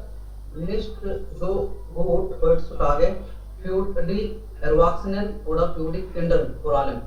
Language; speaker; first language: German; non-native, learner; Hindi